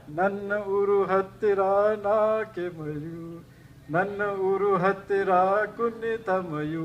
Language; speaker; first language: Kannada; non-native, learner; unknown